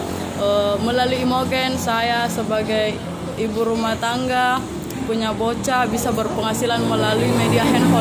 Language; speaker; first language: Indonesian; native; Indonesian